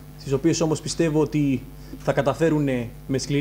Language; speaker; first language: Greek; native; Greek